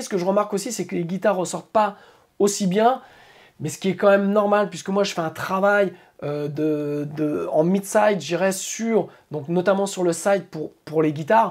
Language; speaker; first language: French; native; French